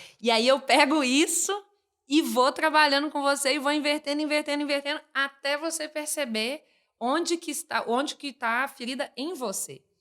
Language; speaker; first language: Portuguese; native; Portuguese